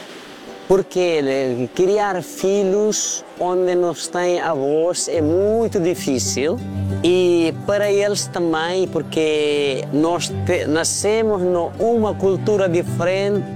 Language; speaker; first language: Portuguese; non-native, learner; Nepali